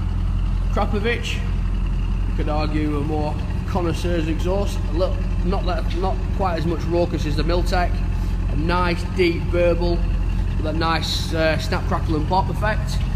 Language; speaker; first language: English; native; English